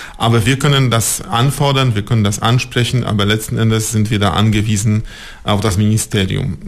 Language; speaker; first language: German; non-native, local second language; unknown